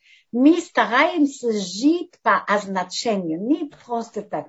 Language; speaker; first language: Russian; non-native, fluent; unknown